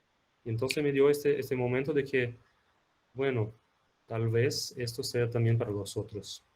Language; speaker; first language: Spanish; non-native, fluent; Portuguese